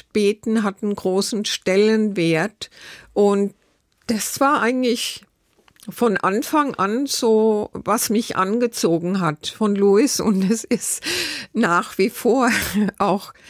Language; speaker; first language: German; native; German